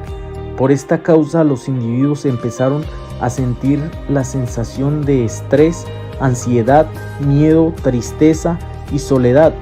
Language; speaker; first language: Spanish; native; Spanish